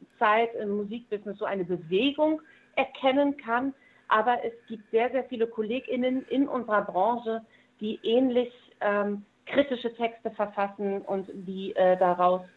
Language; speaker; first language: German; native; German